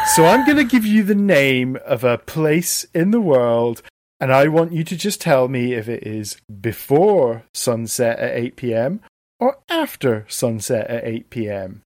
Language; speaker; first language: English; native; English